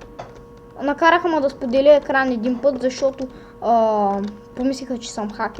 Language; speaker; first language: Bulgarian; native; Bulgarian